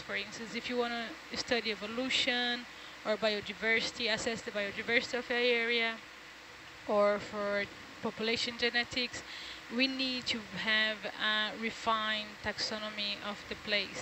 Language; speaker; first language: English; non-native, fluent; Portuguese